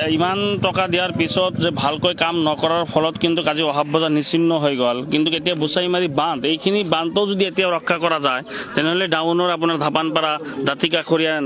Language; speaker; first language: Assamese; non-native, local second language; Bangla